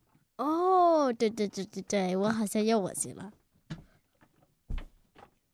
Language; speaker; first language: Chinese; early bilingual, heritage; Chinese